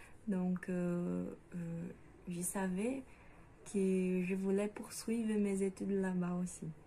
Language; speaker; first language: French; non-native, fluent; Portuguese